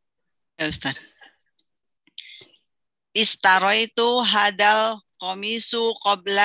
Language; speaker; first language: Arabic; non-native, learner; Indonesian